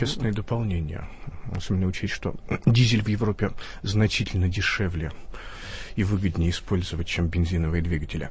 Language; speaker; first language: Russian; native; Russian